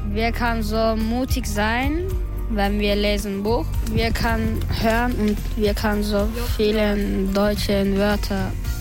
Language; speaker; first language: German; non-native, learner; Turkish